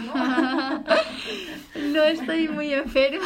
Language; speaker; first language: Spanish; native; Spanish